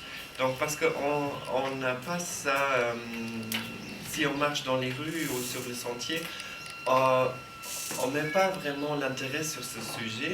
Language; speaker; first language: French; non-native, learner; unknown